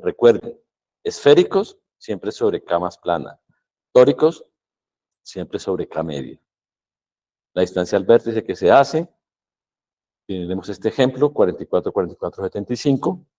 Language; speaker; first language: Spanish; native; Spanish